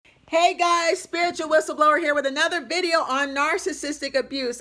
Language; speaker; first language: English; native; English